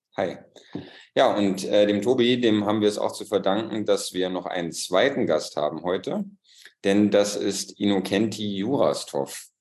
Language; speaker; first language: German; native; German